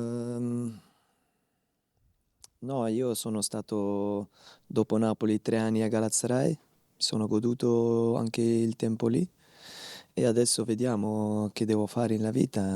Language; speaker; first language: Italian; non-native, fluent; Dutch